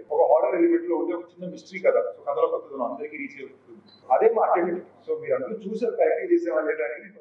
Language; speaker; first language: Telugu; native; Telugu